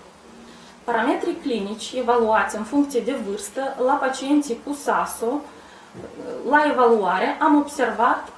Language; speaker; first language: Romanian; native; Romanian